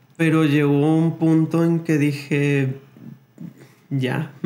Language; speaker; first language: Spanish; native; Spanish